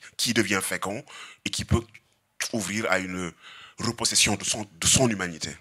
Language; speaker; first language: French; non-native, local second language; Serer